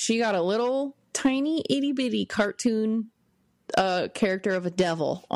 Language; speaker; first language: English; native; English